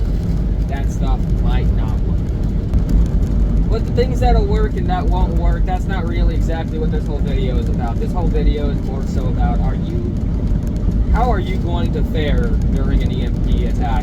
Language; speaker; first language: English; native; English